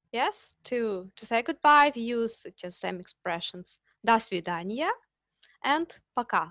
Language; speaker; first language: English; non-native, fluent; Ukrainian